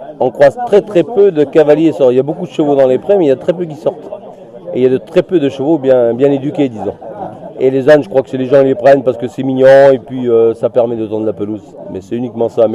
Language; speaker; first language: French; native; French